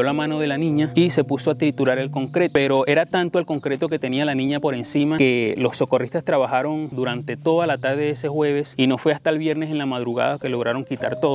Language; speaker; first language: Spanish; native; Spanish